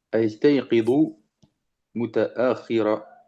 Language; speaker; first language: Arabic; non-native, learner; French